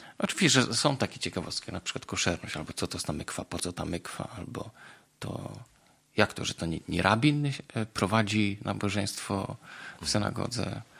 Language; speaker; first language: Polish; native; Polish